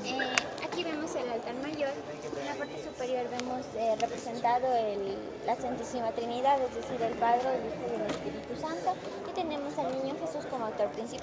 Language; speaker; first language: Spanish; native; Spanish